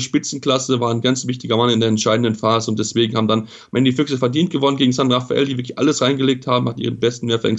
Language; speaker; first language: German; native; German